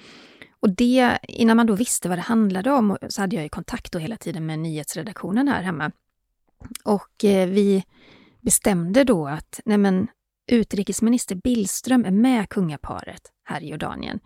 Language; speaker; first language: Swedish; native; Swedish